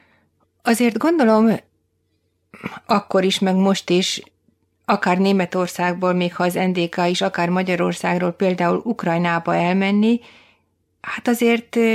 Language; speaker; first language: Hungarian; native; Hungarian